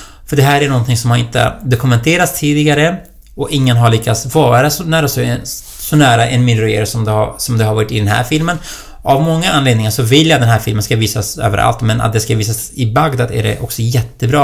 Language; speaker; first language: Swedish; non-native, fluent; Kurdish